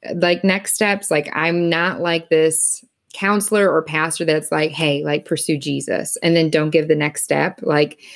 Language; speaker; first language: English; native; English